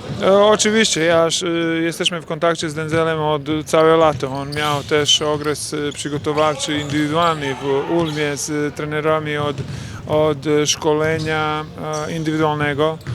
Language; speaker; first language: Polish; non-native, fluent; Croatian